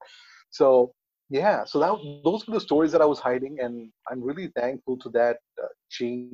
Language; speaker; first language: English; non-native, local second language; Hindi